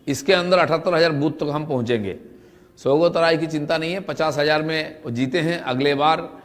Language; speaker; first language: Hindi; non-native, local second language; Bangla